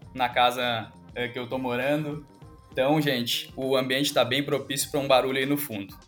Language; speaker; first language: Portuguese; native; Portuguese